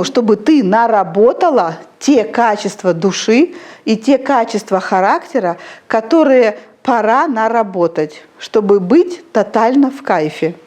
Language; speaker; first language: Russian; native; Russian